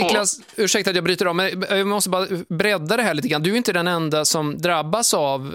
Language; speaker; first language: Swedish; native; Swedish